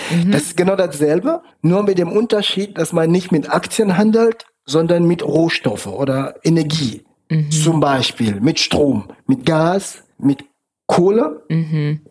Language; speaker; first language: German; non-native, fluent; French